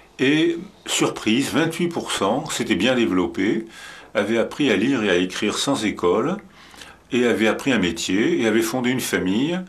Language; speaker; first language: French; native; French